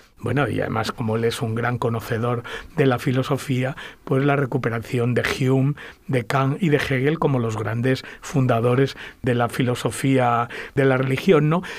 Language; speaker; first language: Spanish; native; Spanish